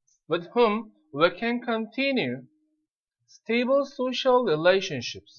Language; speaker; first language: English; non-native, fluent; Korean